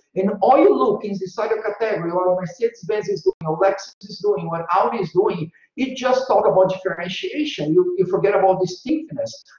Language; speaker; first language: English; non-native, fluent; Portuguese